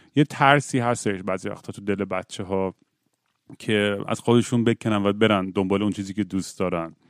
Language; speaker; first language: Persian; native; Persian